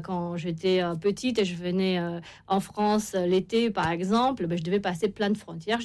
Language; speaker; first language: French; non-native, fluent; Romanian